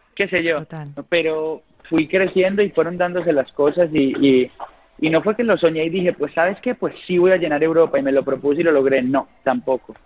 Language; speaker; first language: Spanish; native; Spanish